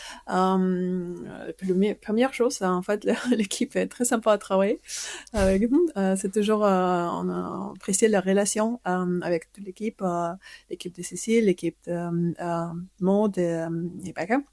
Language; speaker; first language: French; non-native, fluent; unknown